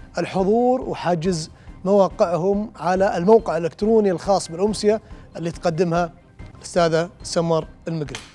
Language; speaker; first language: Arabic; native; Arabic